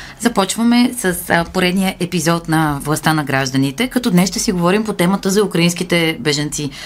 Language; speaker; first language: Bulgarian; native; Bulgarian